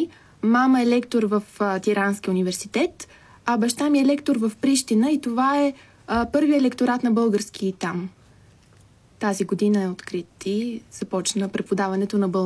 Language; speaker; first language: Bulgarian; early bilingual, heritage; Albanian